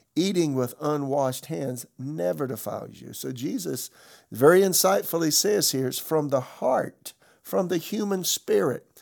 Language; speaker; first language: English; native; English